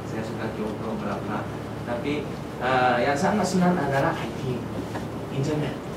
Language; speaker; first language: Indonesian; non-native, fluent; Japanese